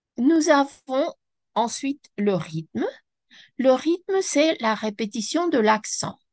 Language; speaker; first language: French; non-native, fluent; Spanish